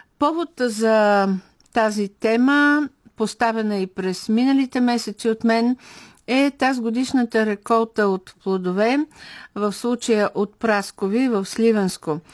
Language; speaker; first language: Bulgarian; native; Bulgarian